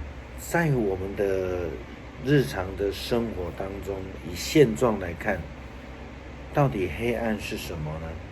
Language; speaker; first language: Chinese; native; Chinese